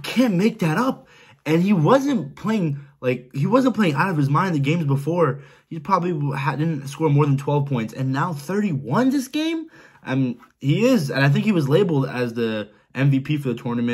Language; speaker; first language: English; native; English